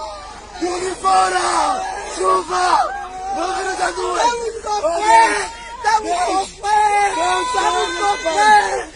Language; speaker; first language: Portuguese; non-native, learner; Haitian Creole